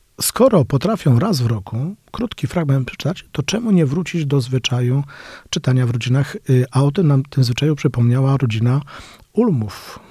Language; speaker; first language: Polish; native; Polish